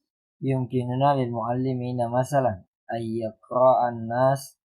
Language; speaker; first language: Arabic; non-native, learner; Indonesian